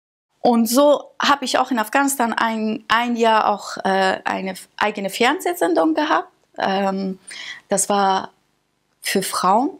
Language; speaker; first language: German; early bilingual, other home language; Persian